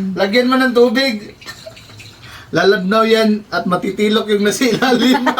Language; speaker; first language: Filipino; non-native, local second language; Cebuano